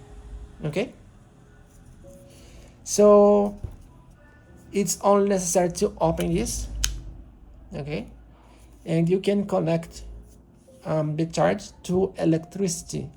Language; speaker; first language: English; non-native, learner; Portuguese